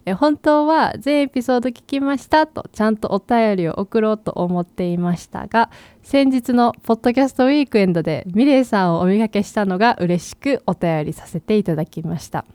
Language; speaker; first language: Japanese; native; Japanese